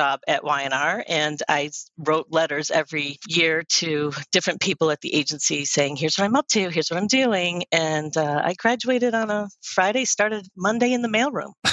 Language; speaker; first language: English; native; English